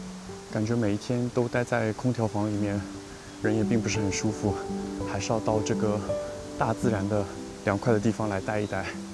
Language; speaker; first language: Chinese; native; Chinese